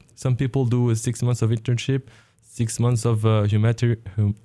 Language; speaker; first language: English; non-native, fluent; Arabic